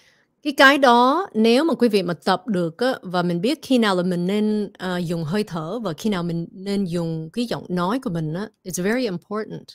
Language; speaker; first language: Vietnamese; early bilingual, other home language; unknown